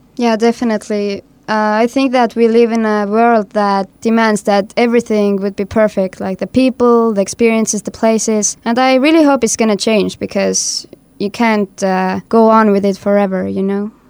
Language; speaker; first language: English; non-native, fluent; Estonian